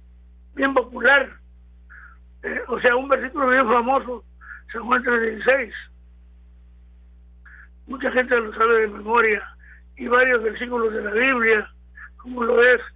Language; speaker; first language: Spanish; native; Spanish